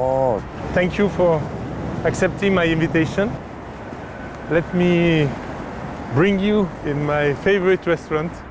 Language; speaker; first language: English; non-native, fluent; French